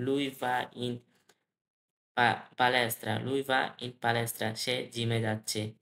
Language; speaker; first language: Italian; non-native, learner; Bangla